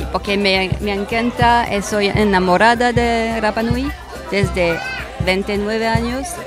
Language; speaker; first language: Spanish; non-native, learner; French